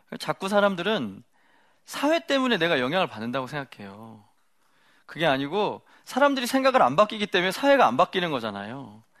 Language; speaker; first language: Korean; native; Korean